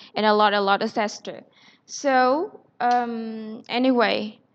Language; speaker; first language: English; non-native, fluent; Vietnamese